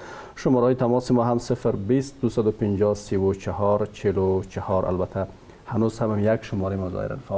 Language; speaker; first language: Persian; native; Persian